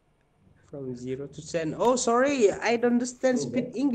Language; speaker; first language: English; non-native, learner; Indonesian